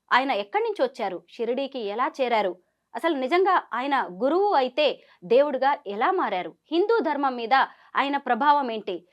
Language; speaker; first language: Telugu; native; Telugu